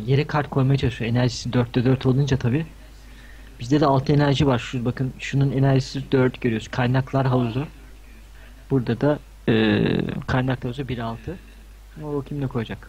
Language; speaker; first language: Turkish; native; Turkish